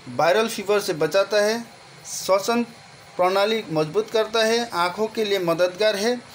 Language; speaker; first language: Hindi; non-native, local second language; Assamese